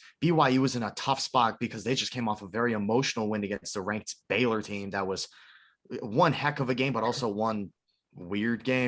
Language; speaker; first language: English; native; English